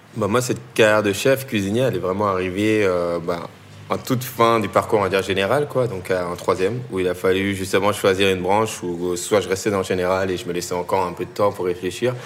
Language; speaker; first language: French; native; French